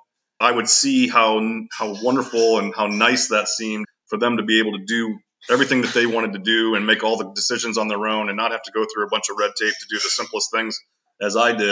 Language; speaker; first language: English; native; English